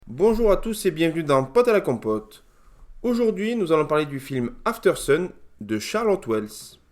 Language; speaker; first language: French; native; French